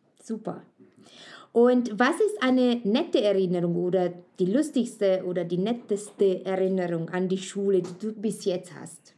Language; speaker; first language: German; non-native, fluent; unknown